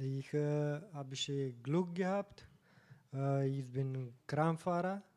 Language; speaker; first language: German; non-native, learner; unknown